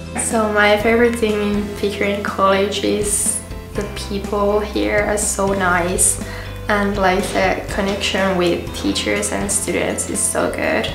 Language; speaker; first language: English; non-native, fluent; Finnish